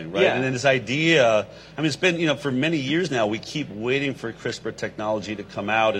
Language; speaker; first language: English; native; English